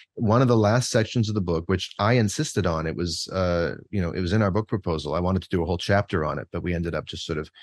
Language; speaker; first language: English; native; English